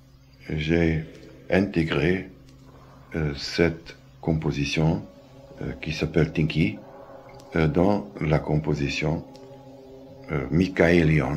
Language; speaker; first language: French; non-native, fluent; German